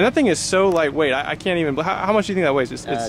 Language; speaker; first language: English; native; English